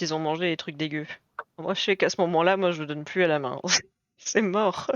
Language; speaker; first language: French; native; French